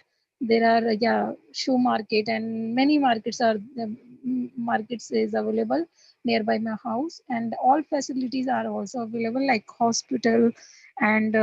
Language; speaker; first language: English; non-native, learner; Hindi